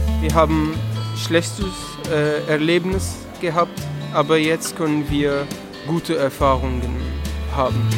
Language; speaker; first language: German; non-native, learner; Arabic